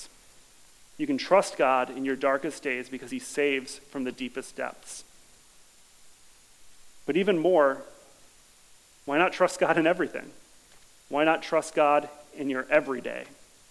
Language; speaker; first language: English; native; English